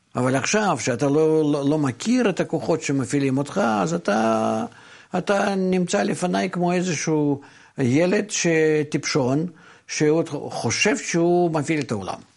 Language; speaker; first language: Hebrew; non-native, fluent; Russian